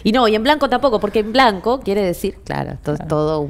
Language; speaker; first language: Spanish; native; Spanish